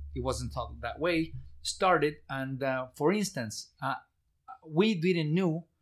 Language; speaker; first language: English; non-native, fluent; Spanish